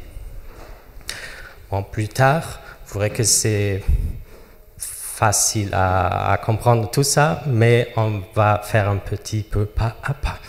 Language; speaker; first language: French; non-native, fluent; German